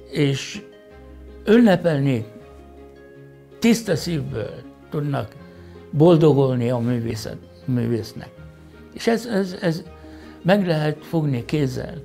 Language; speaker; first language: Hungarian; non-native, fluent; Arabic